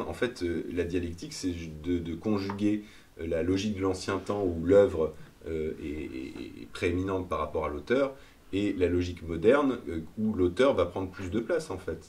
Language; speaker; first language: French; native; French